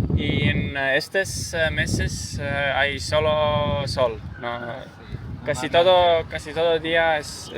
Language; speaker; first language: Spanish; non-native, learner; Estonian